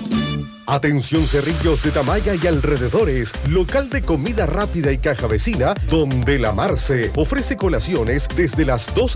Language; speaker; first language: Spanish; native; Spanish